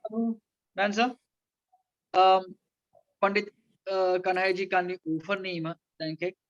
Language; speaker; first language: Dutch; non-native, local second language; Caribbean Hindustani